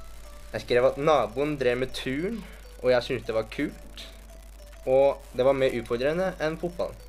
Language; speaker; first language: Norwegian; native; Norwegian